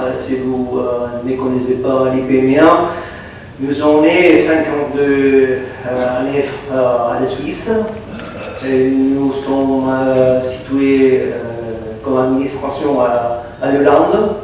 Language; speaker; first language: French; non-native, fluent; Catalan